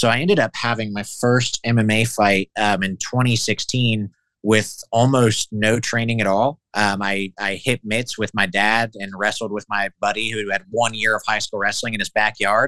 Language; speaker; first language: English; native; English